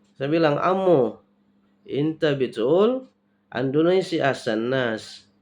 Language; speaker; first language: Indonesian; native; Indonesian